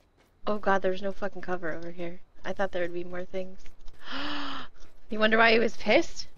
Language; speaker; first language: English; native; English